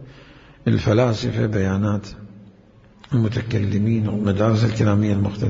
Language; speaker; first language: Arabic; native; Arabic